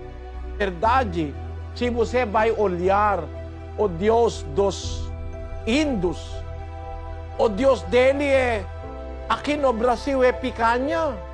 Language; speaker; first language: Portuguese; non-native, local second language; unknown